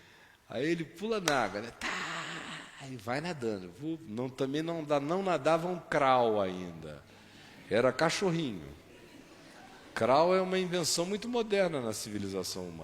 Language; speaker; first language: Portuguese; native; Portuguese